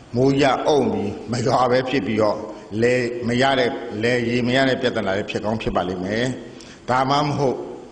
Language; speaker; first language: Burmese; native; Burmese